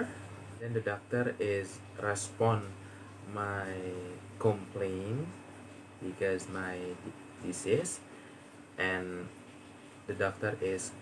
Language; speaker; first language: English; non-native, learner; Indonesian